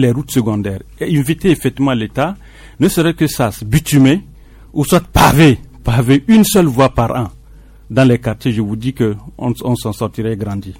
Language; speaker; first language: French; non-native, local second language; Ewe